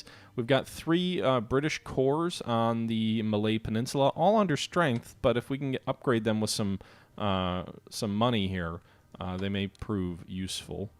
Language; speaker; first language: English; native; English